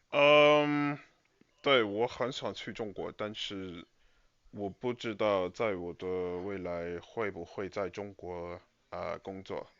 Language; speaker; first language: Chinese; non-native, fluent; English